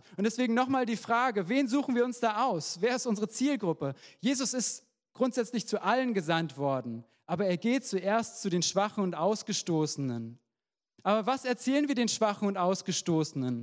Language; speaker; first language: German; native; German